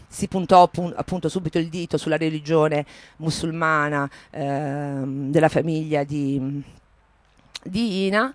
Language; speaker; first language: Italian; native; Italian